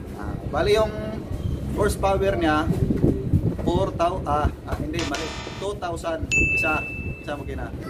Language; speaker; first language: Filipino; non-native, local second language; Cebuano